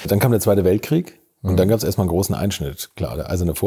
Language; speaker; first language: German; native; German